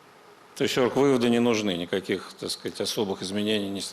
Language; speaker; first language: Russian; native; Russian